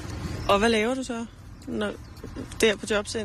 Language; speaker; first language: Danish; native; Danish